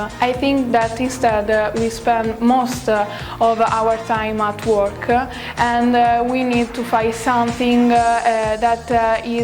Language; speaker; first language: English; non-native, fluent; Italian